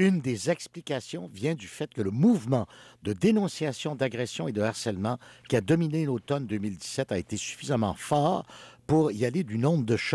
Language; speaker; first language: French; native; French